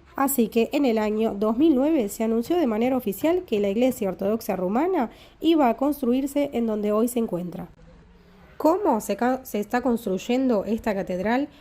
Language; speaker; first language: Spanish; native; Spanish